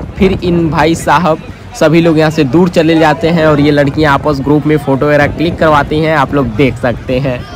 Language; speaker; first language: Hindi; native; Hindi